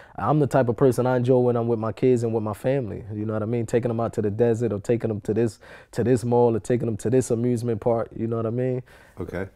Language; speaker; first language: English; native; English